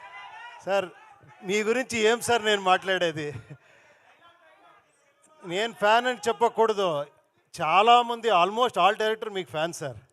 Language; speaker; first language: Telugu; non-native, local second language; Kannada